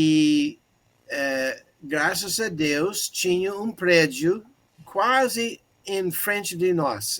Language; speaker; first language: Portuguese; non-native, fluent; English